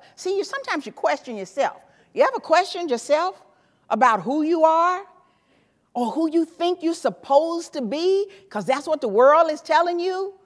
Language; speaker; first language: English; native; English